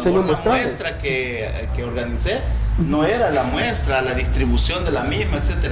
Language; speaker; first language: Spanish; native; Spanish